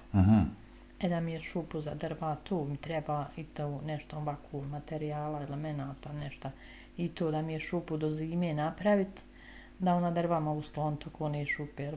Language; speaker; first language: Bosnian; native; Bosnian